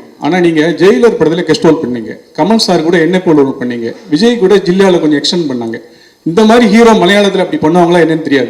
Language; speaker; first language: Tamil; native; Tamil